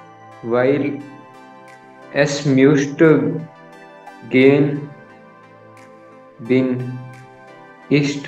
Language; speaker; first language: German; non-native, learner; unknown